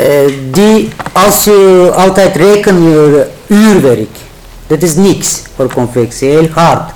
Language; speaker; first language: Dutch; non-native, learner; Turkish